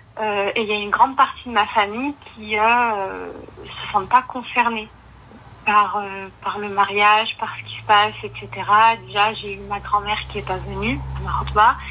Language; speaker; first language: French; early bilingual, other home language; Arabic